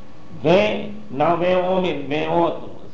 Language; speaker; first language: Portuguese; non-native, learner; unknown